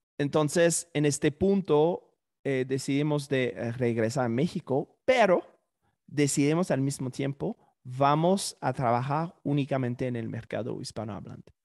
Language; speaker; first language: Spanish; non-native, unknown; French